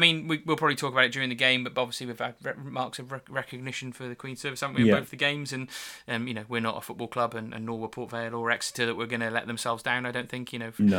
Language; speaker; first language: English; native; English